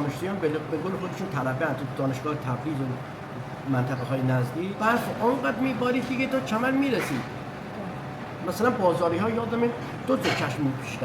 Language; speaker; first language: Persian; non-native, local second language; Azerbaijani